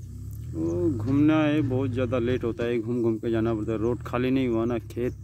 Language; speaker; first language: Hindi; non-native, local second language; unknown